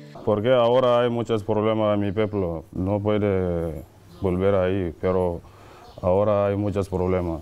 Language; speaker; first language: Spanish; non-native, learner; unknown